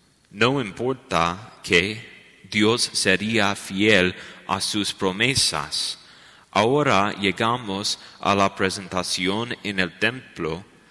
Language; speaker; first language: Spanish; non-native, learner; English